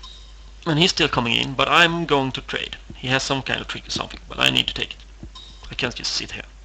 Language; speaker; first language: English; non-native, fluent; Swedish